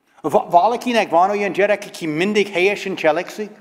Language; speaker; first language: Hungarian; non-native, learner; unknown